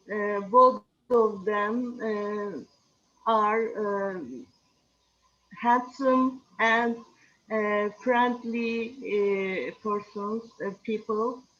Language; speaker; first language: English; non-native, learner; Turkish